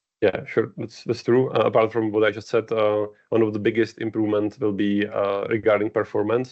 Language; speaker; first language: English; non-native, fluent; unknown